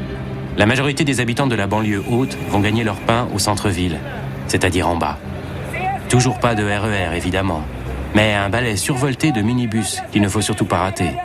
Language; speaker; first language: French; native; French